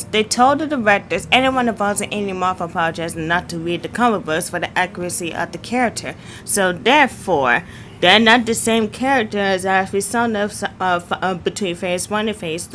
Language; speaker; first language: English; native; English